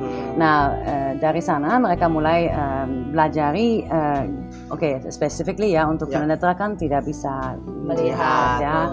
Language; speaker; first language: Indonesian; non-native, fluent; Dutch